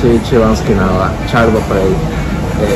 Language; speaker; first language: Japanese; non-native, learner; Spanish